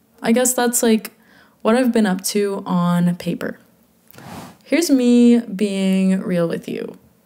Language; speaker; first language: English; native; English